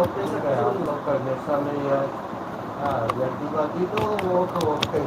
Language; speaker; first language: Hindi; non-native, local second language; Santali